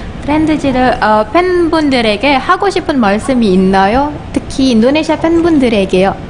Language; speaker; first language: Korean; non-native, fluent; Indonesian